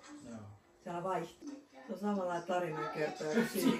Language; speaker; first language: Finnish; native; Finnish